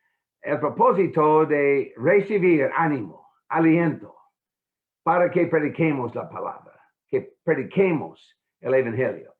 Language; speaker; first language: Spanish; non-native, fluent; English